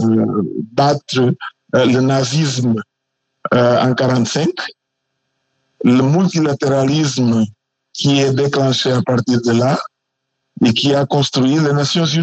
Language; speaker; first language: French; non-native, fluent; Portuguese